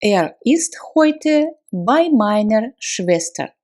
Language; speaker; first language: German; non-native, fluent; Russian